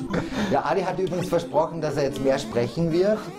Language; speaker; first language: German; native; German